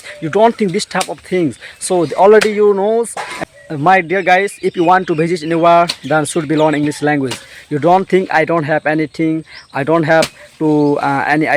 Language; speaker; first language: English; non-native, learner; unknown